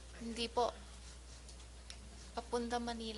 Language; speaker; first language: Filipino; non-native, learner; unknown